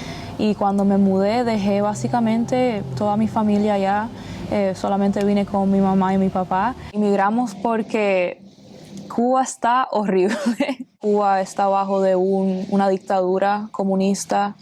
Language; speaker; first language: Spanish; early bilingual, other home language; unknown